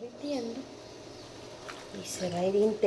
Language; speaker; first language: Spanish; native; Spanish